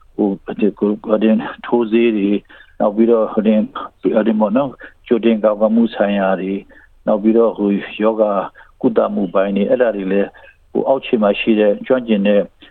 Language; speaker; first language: Burmese; non-native, local second language; Karen languages